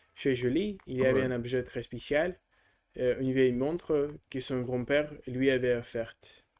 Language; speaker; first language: French; non-native, learner; Russian